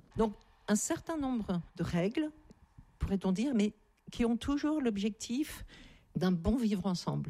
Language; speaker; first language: French; native; French